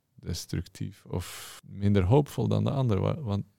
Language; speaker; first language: Dutch; non-native, fluent; Norwegian